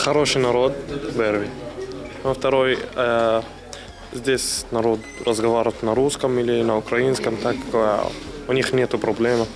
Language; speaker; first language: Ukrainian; non-native, learner; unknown